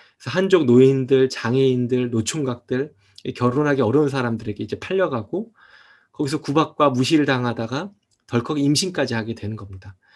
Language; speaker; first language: Korean; native; Korean